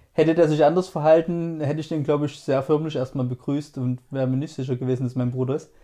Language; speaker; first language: German; native; German